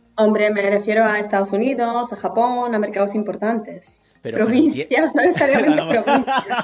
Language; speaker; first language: Spanish; non-native, fluent; Polish